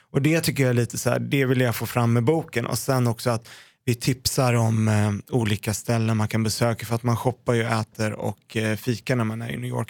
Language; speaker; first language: Swedish; early bilingual, other home language; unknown